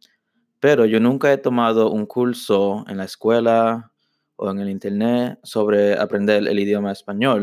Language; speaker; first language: Spanish; early bilingual, heritage; English